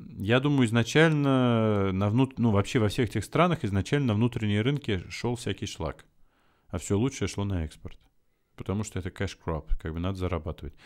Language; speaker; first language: Russian; native; Russian